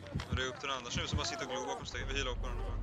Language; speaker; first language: Swedish; native; Swedish